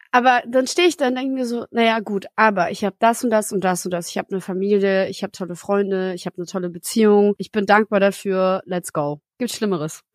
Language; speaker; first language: German; early bilingual, other home language; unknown